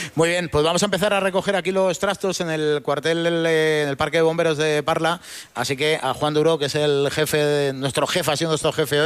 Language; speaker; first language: Spanish; native; Spanish